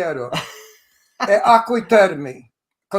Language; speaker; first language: Italian; early bilingual, heritage; English